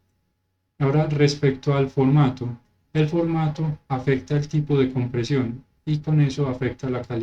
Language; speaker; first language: Spanish; native; Spanish